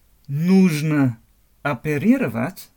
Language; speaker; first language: Russian; non-native, fluent; German